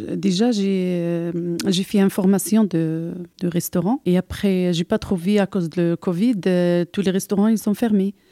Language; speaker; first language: French; non-native, local second language; Arabic